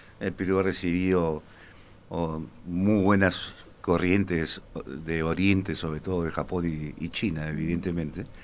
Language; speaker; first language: Spanish; native; Spanish